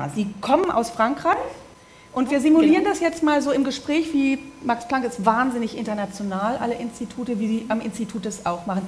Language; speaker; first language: German; native; German